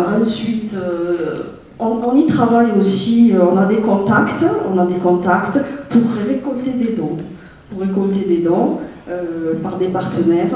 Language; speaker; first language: French; native; French